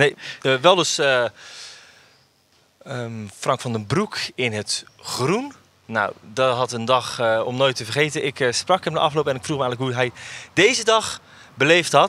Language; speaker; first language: Dutch; native; Dutch